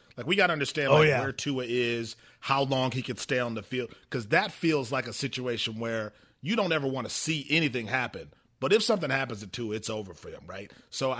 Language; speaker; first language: English; native; English